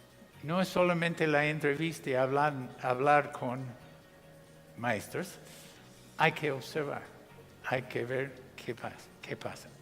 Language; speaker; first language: Spanish; non-native, fluent; English